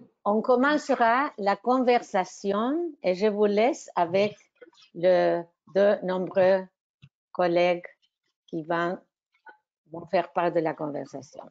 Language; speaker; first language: French; non-native, fluent; Spanish